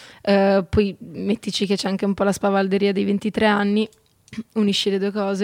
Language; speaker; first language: Italian; native; Italian